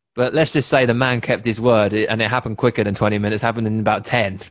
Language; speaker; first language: English; native; English